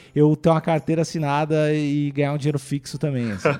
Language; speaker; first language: Portuguese; native; Portuguese